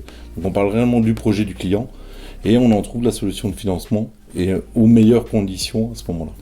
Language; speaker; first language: French; native; French